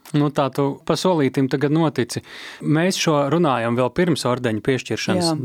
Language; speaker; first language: Latvian; native; Latvian